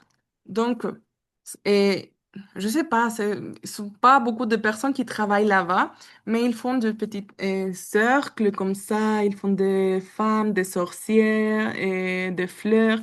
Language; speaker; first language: French; non-native, learner; Spanish